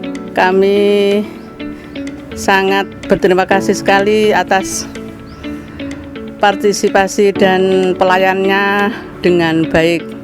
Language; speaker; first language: Indonesian; non-native, local second language; Javanese